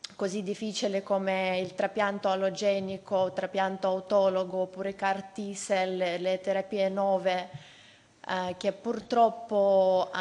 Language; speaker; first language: Italian; non-native, fluent; Ukrainian